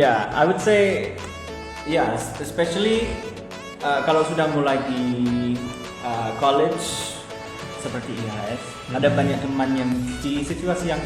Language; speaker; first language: Indonesian; non-native, fluent; English